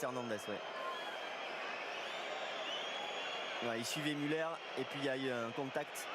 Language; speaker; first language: French; native; French